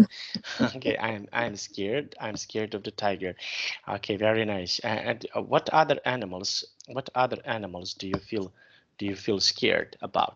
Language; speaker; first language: English; non-native, fluent; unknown